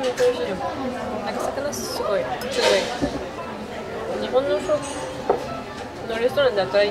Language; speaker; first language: Japanese; non-native, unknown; French